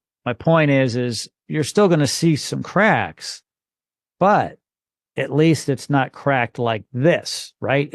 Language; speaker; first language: English; native; English